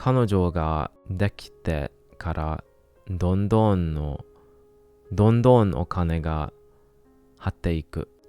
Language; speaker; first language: Japanese; non-native, learner; English